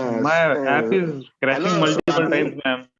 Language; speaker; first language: English; non-native, learner; Marathi